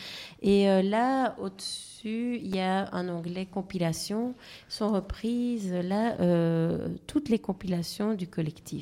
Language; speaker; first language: French; native; French